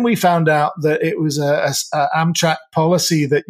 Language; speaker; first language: English; native; English